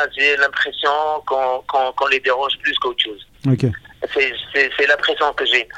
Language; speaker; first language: French; non-native, local second language; Arabic